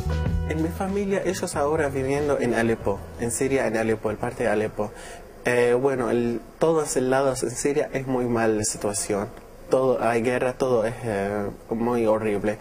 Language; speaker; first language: Spanish; non-native, learner; Arabic